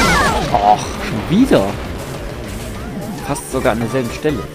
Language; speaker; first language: German; native; German